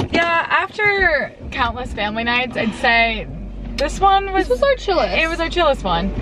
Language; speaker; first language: English; native; English